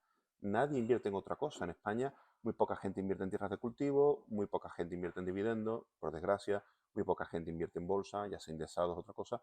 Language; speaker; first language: Spanish; native; Spanish